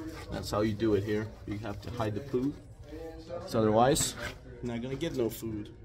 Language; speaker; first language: English; non-native, fluent; Bulgarian